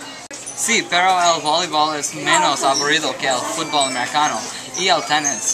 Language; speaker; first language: Spanish; non-native, learner; English